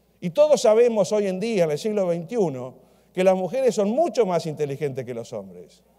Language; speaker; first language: Spanish; native; Spanish